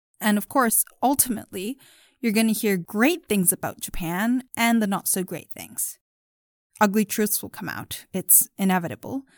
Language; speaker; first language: English; early bilingual, other home language; Japanese